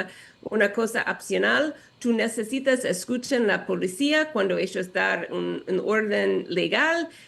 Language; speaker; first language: Spanish; non-native, learner; English